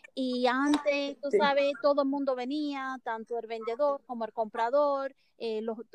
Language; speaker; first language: Spanish; early bilingual, heritage; Spanish